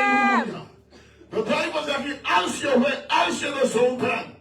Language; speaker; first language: Dutch; non-native, fluent; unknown